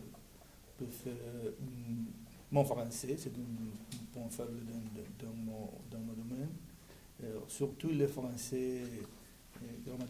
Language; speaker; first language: French; non-native, learner; Spanish